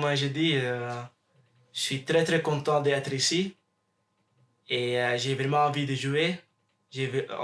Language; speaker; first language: French; non-native, learner; Dutch